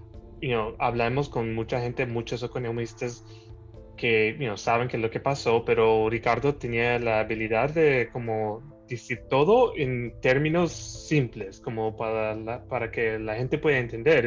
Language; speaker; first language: Spanish; early bilingual, heritage; Spanish